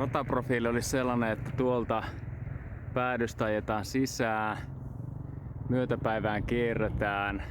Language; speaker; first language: Finnish; native; Finnish